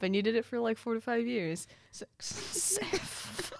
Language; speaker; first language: English; early bilingual, other home language; Filipino